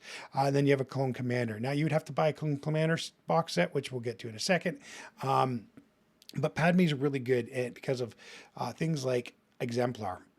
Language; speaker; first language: English; native; English